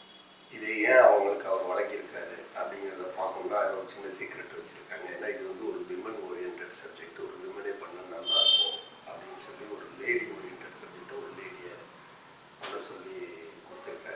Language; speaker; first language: Tamil; native; Tamil